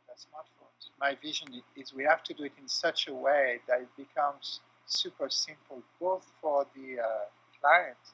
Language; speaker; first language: English; non-native, fluent; French